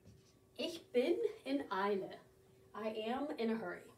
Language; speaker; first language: German; non-native, fluent; English